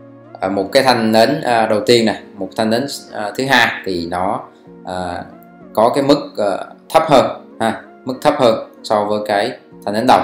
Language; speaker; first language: Vietnamese; native; Vietnamese